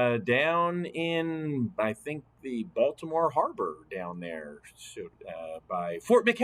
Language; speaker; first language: English; native; English